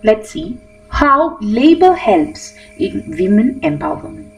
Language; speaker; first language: English; non-native, local second language; Malayalam